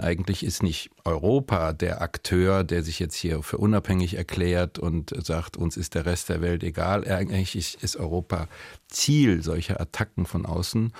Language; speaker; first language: German; native; German